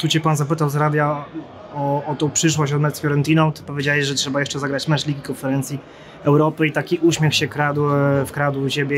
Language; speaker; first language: Polish; native; Polish